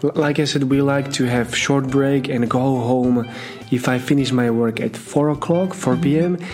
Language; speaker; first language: English; non-native, fluent; Slovak